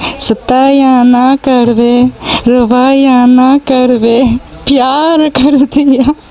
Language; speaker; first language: Punjabi; non-native, learner; Greek